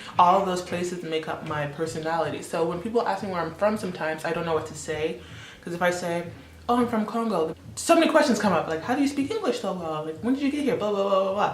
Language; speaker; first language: English; early bilingual, other home language; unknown